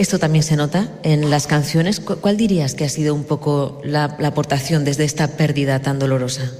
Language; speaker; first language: Spanish; native; Spanish